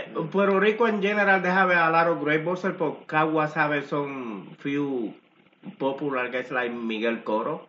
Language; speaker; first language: English; non-native, learner; Spanish